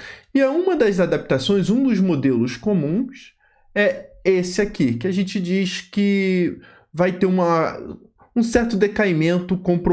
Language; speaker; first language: Portuguese; native; Portuguese